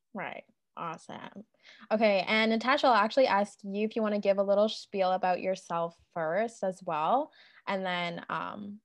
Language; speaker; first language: English; native; English